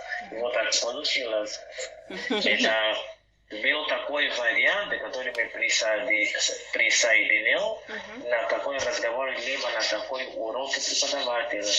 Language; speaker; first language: Russian; non-native, learner; Portuguese